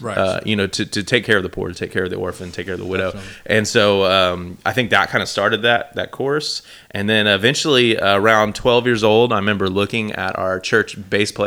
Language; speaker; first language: English; native; English